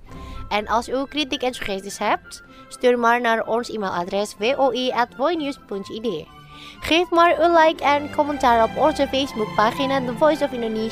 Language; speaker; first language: Dutch; non-native, fluent; Indonesian